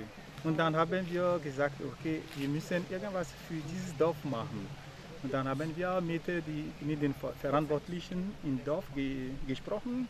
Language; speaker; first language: German; non-native, fluent; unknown